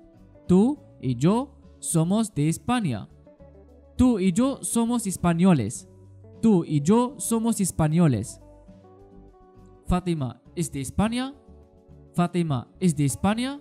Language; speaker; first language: Spanish; non-native, fluent; Arabic